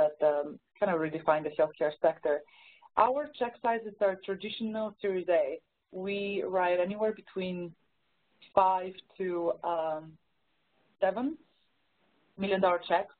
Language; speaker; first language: English; non-native, fluent; Bulgarian